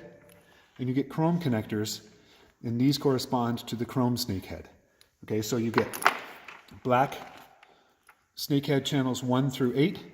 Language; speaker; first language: English; native; English